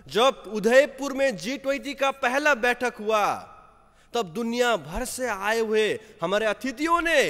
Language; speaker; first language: Hindi; non-native, local second language; Nepali